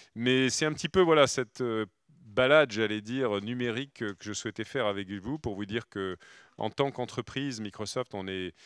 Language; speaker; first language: French; native; French